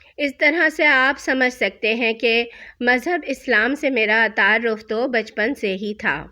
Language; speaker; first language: Urdu; native; Urdu